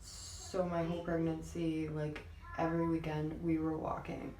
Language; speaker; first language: English; native; English